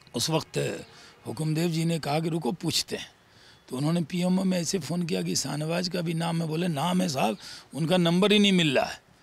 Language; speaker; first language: Hindi; native; Hindi